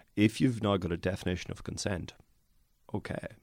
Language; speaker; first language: English; native; English